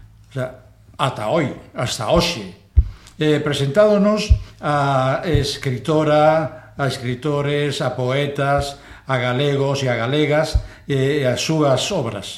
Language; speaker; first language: Galician; non-native, local second language; Spanish